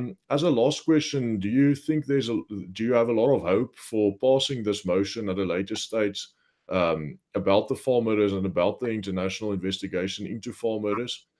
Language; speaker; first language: English; non-native, local second language; Afrikaans